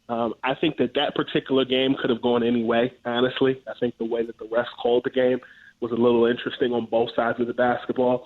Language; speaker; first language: English; native; English